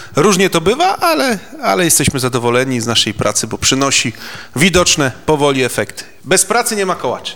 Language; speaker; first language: Polish; native; Polish